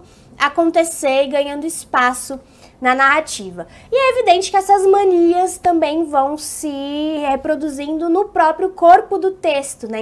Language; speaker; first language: Portuguese; native; Portuguese